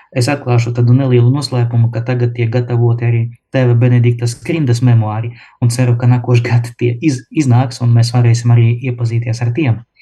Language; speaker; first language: Latvian; non-native, local second language; Russian